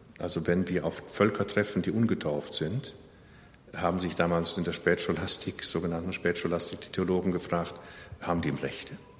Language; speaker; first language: German; native; German